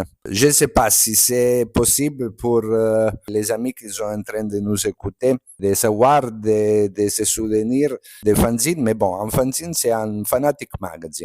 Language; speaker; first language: French; non-native, fluent; Italian